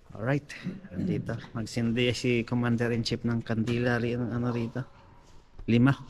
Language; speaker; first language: Filipino; non-native, local second language; Waray